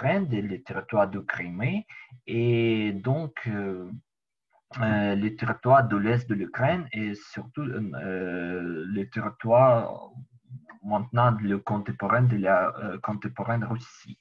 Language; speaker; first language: French; non-native, learner; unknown